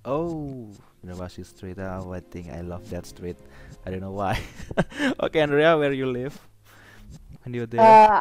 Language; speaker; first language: English; non-native, learner; Indonesian